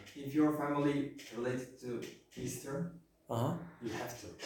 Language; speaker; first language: English; non-native, learner; Turkish